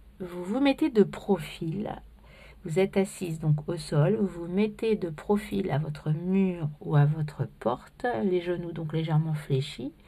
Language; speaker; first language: French; native; French